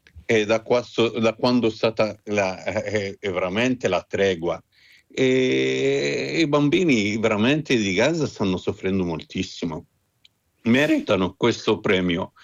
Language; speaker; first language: Italian; non-native, fluent; Arabic